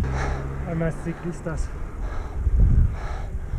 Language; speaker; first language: Spanish; non-native, learner; French